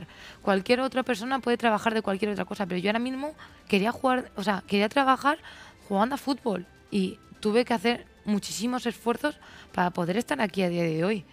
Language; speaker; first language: Spanish; native; Spanish